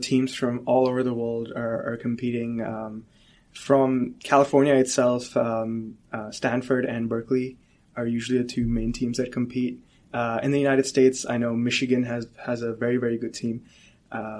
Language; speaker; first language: English; non-native, local second language; Hindi